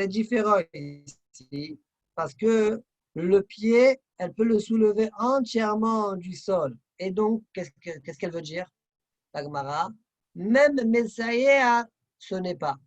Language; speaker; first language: French; native; French